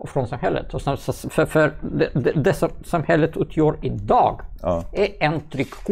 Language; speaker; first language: Swedish; non-native, fluent; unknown